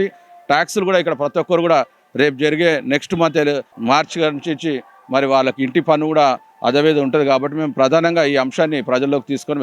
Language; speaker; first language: Telugu; native; Telugu